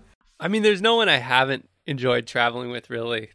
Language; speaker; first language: English; native; English